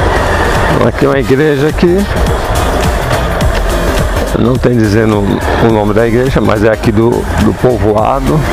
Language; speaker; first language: Portuguese; native; Portuguese